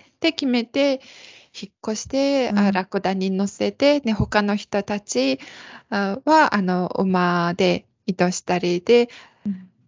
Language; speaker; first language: Japanese; non-native, fluent; Mongolian